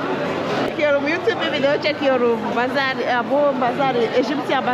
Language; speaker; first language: Turkish; non-native, learner; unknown